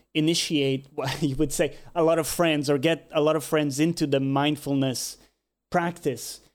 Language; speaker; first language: English; non-native, fluent; Portuguese